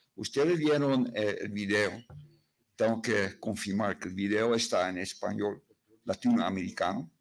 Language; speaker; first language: Spanish; non-native, fluent; Dutch